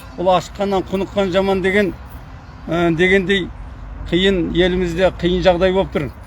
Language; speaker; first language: Kazakh; native; Kazakh